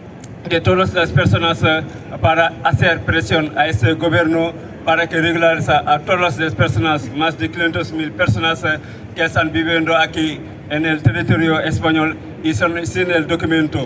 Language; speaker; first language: Spanish; non-native, fluent; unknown